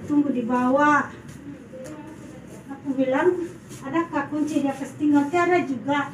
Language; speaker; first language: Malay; non-native, learner; Filipino